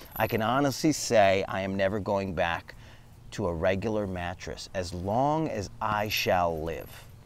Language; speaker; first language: English; native; English